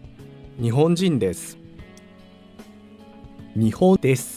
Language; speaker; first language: Japanese; non-native, learner; English